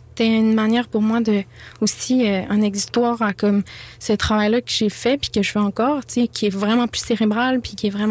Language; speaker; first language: French; native; French